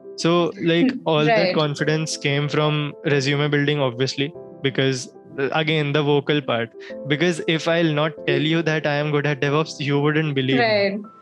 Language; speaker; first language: English; non-native, local second language; Hindi